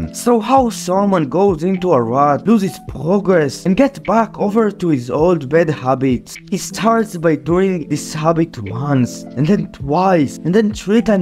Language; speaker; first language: English; non-native, fluent; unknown